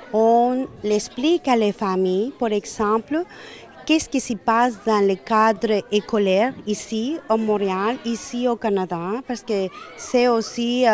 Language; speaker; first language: French; non-native, learner; Spanish